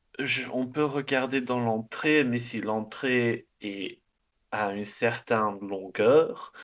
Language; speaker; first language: French; non-native, fluent; Dutch